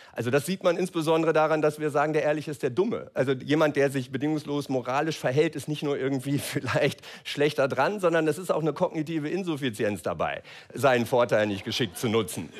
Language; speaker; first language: German; native; German